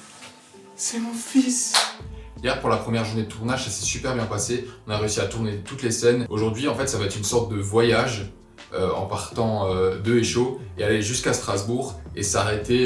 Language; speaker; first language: French; native; French